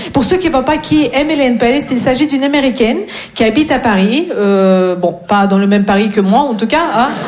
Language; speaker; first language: French; non-native, fluent; Russian